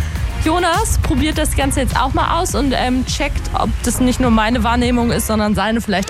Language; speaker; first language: German; native; German